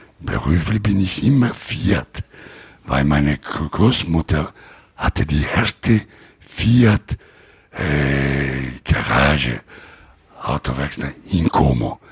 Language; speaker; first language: German; non-native, learner; Italian